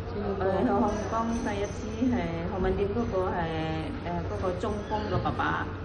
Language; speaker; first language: Cantonese; non-native, fluent; Indonesian